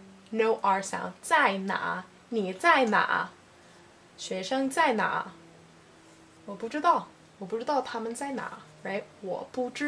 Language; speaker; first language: Chinese; non-native, learner; English